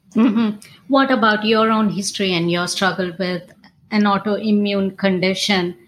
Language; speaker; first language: English; non-native, local second language; Tamil